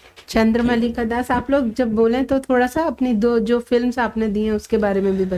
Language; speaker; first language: Hindi; native; Hindi